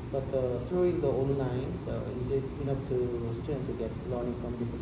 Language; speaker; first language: English; non-native, learner; Korean